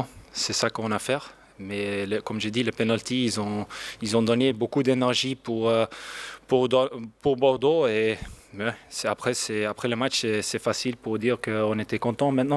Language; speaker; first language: French; non-native, local second language; Dutch